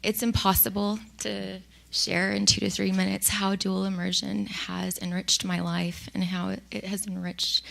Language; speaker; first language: English; early bilingual, other home language; Spanish